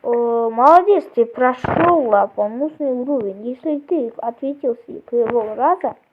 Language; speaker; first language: Russian; non-native, local second language; Kazakh